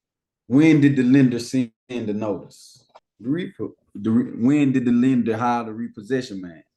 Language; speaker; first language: English; native; English